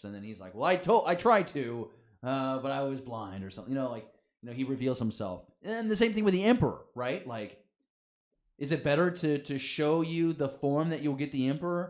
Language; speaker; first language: English; native; English